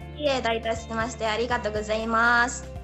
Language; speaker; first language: Japanese; non-native, learner; Indonesian